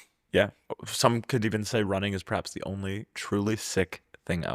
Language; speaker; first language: English; native; English